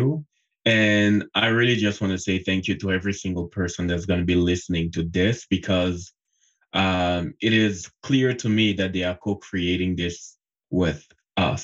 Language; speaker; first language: English; non-native, local second language; French